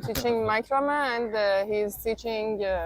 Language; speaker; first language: English; non-native, learner; Persian